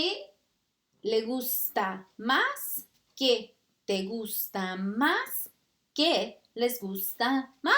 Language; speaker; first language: Spanish; early bilingual, heritage; Spanish